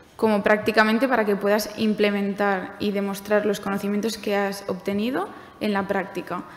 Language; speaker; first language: Spanish; non-native, fluent; German